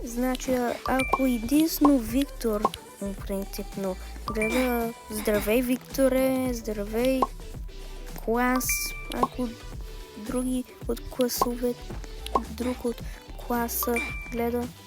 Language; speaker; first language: Bulgarian; early bilingual, heritage; Bulgarian